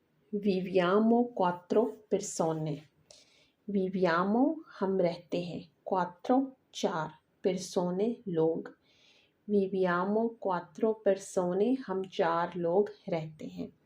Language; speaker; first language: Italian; non-native, learner; Urdu